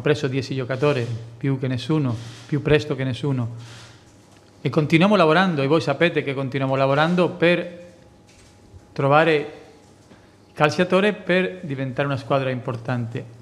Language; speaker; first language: Italian; non-native, fluent; Spanish